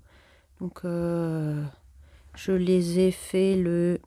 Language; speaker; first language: French; native; French